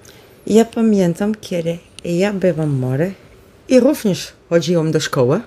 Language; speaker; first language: Polish; non-native, learner; Dutch